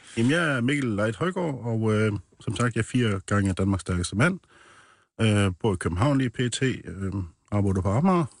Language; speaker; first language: Danish; native; Danish